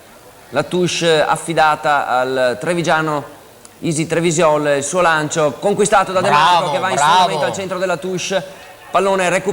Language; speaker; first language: Italian; native; Italian